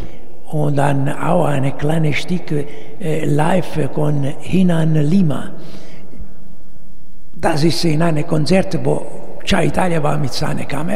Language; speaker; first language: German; non-native, learner; Italian